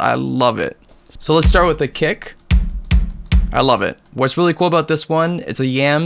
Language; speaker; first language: English; native; English